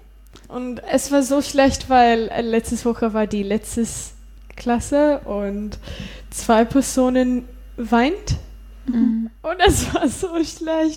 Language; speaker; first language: German; non-native, learner; English